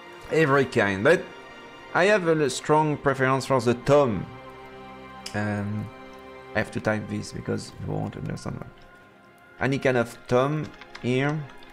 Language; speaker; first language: English; non-native, fluent; French